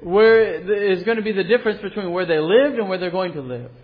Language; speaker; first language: English; native; English